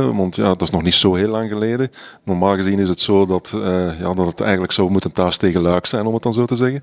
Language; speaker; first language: Dutch; native; Dutch